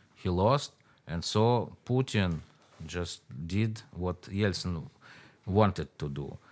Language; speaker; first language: English; non-native, fluent; Russian